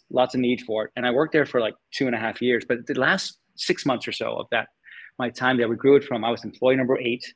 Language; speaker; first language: English; non-native, fluent; Danish